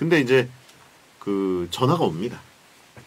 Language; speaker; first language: Korean; native; Korean